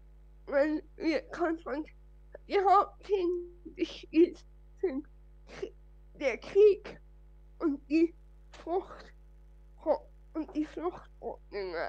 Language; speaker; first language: German; non-native, fluent; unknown